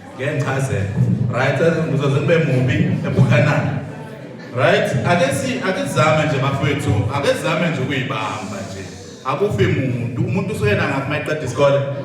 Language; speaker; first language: Zulu; native; Zulu